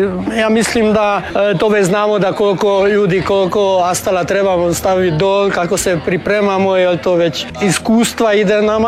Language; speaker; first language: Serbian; early bilingual, heritage; Croatian